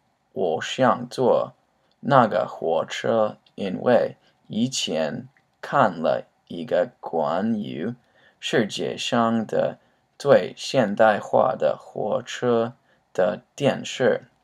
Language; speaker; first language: Chinese; non-native, learner; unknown